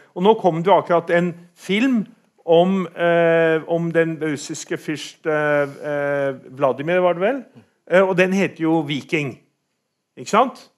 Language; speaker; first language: Norwegian; native; Norwegian